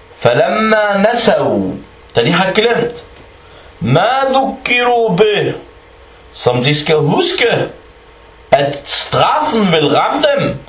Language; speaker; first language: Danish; non-native, fluent; Arabic